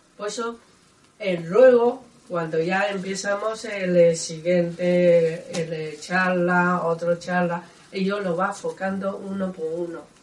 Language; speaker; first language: Spanish; non-native, learner; Chinese